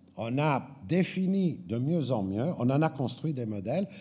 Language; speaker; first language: French; native; French